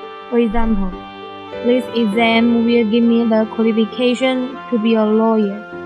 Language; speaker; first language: English; non-native, fluent; Chinese